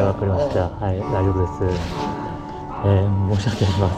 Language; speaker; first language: Japanese; non-native, learner; Korean